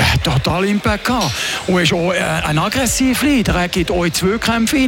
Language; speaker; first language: German; native; German